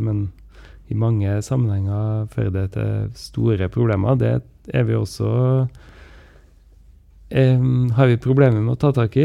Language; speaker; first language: Norwegian; native; Norwegian